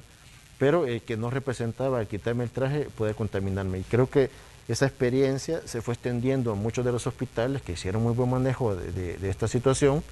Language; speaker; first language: Spanish; native; Spanish